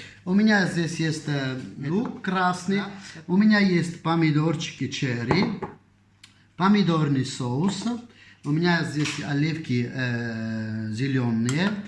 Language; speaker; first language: Russian; non-native, fluent; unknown